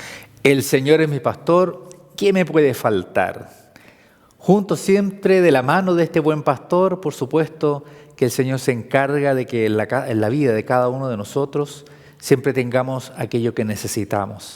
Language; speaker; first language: Spanish; native; Spanish